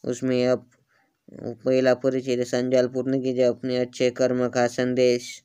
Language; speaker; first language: Hindi; non-native, local second language; Marathi